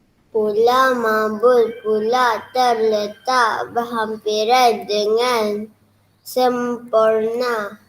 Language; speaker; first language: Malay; non-native, local second language; Chinese